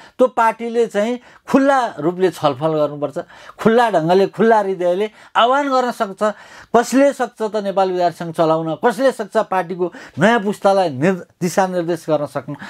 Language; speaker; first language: Nepali; native; Nepali